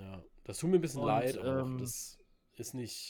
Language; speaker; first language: German; native; German